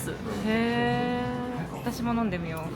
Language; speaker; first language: Japanese; native; Japanese